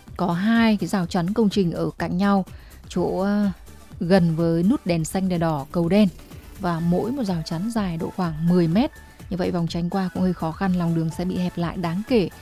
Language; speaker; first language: Vietnamese; native; Vietnamese